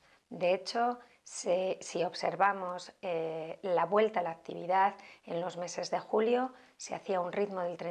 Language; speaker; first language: Spanish; native; Spanish